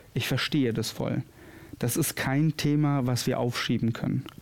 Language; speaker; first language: German; early bilingual, other home language; Albanian